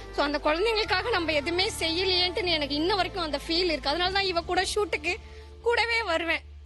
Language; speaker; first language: Tamil; native; Tamil